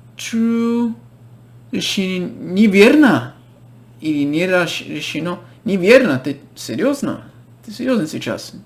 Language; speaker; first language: Russian; non-native, fluent; English